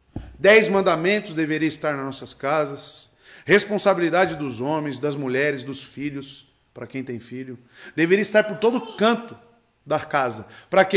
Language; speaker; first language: Portuguese; native; Portuguese